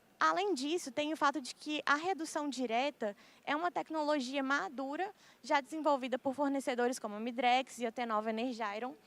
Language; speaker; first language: Portuguese; native; Portuguese